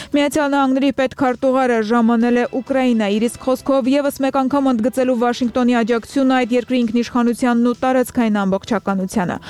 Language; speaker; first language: Armenian; native; Armenian